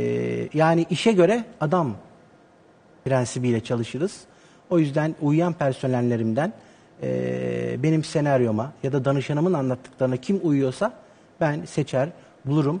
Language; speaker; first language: Turkish; native; Turkish